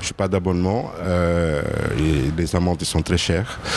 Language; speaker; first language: French; non-native, fluent; Portuguese